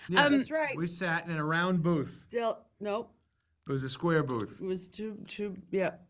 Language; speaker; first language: English; native; English